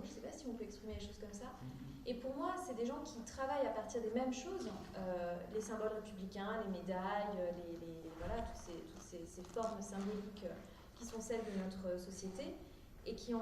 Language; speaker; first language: French; native; French